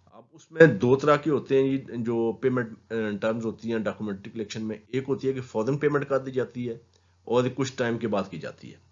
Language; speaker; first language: Urdu; non-native, local second language; Punjabi